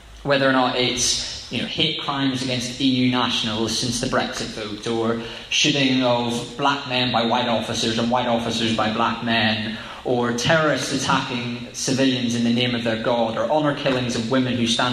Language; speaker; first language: English; native; English